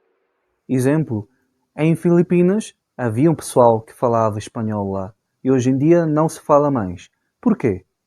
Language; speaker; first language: Portuguese; non-native, fluent; Spanish